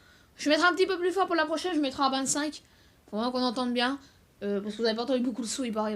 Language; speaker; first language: French; native; French